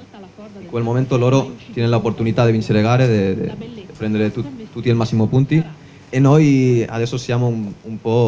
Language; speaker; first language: Italian; non-native, fluent; Spanish